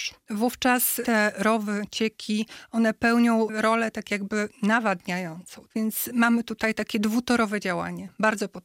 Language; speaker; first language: Polish; native; Polish